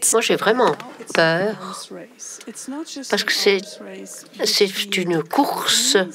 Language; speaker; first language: French; non-native, fluent; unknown